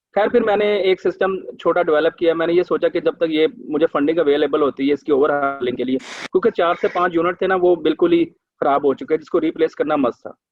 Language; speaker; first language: Urdu; non-native, local second language; Punjabi